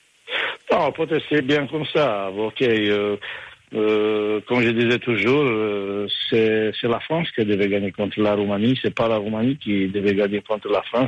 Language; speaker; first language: French; non-native, fluent; Romanian